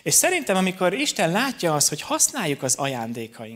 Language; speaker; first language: Hungarian; native; Hungarian